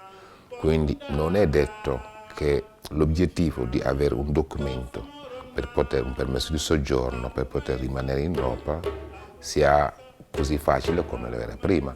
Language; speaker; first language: Italian; non-native, fluent; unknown